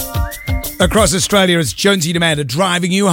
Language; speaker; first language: English; native; English